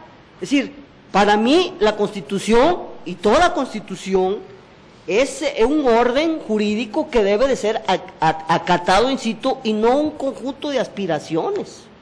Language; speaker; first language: Spanish; native; Spanish